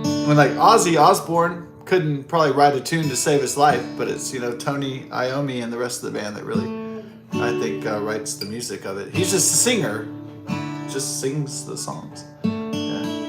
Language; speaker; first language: English; native; English